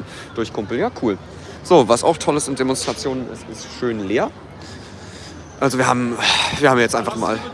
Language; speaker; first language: German; native; German